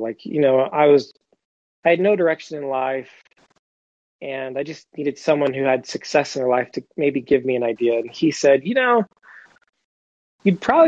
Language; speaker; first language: English; native; English